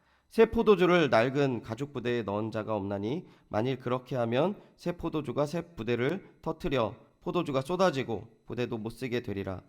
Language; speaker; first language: Korean; native; Korean